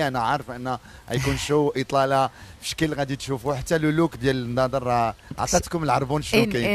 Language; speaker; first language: Arabic; native; Arabic